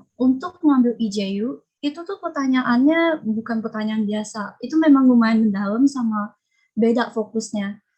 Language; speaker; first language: Indonesian; native; Indonesian